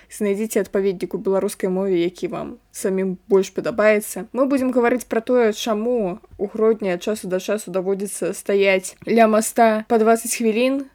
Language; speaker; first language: Belarusian; non-native, local second language; Russian